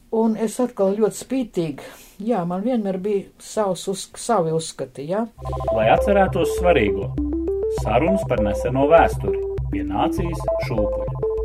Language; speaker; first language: Latvian; non-native, local second language; Russian